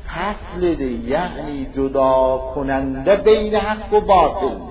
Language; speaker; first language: Persian; non-native, local second language; Azerbaijani